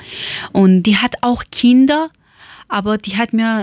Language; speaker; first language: German; non-native, learner; Persian